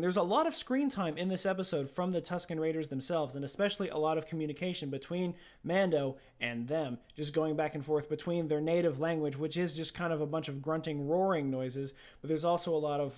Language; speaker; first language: English; native; English